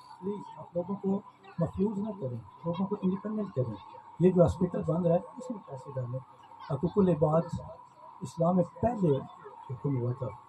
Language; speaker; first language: Urdu; non-native, local second language; Punjabi